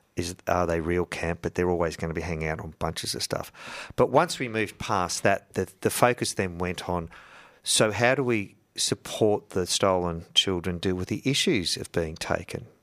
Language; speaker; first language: English; native; English